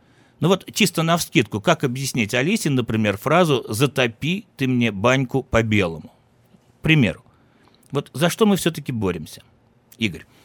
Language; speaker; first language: Russian; native; Russian